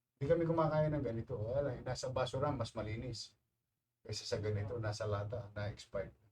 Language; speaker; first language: Filipino; native; Filipino